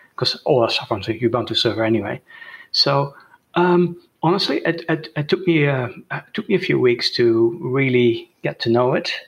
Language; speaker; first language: English; non-native, fluent; Dutch